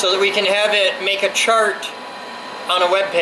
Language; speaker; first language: English; native; English